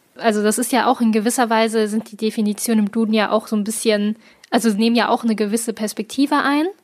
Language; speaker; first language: German; early bilingual, other home language; Chinese